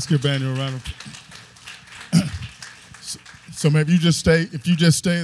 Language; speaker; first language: English; native; English